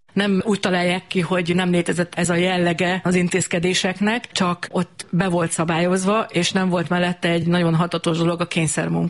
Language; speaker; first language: Hungarian; native; Hungarian